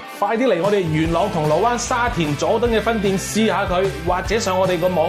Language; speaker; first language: Cantonese; native; Cantonese